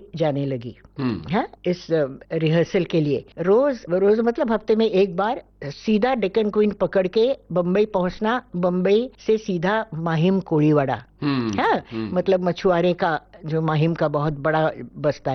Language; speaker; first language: Hindi; non-native, local second language; Marathi